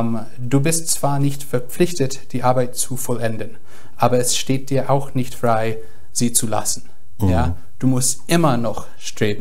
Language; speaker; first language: German; non-native, fluent; English